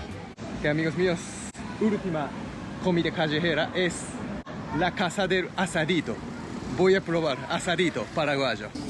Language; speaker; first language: Spanish; non-native, fluent; Japanese